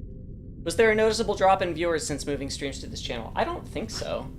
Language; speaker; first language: English; native; English